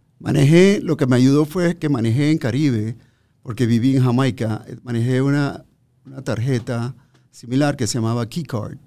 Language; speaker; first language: Spanish; native; Spanish